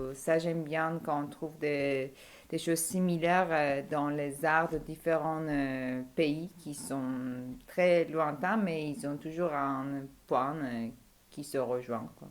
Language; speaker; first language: French; non-native, fluent; Persian